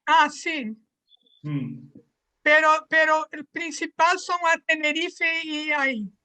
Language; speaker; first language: Spanish; non-native, learner; Portuguese